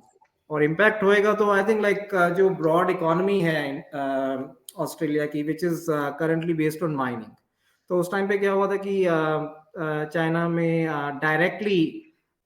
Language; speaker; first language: Hindi; native; Hindi